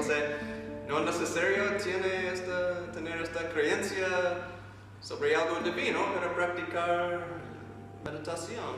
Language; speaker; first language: Spanish; non-native, fluent; English